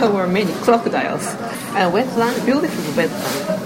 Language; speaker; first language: English; non-native, fluent; Japanese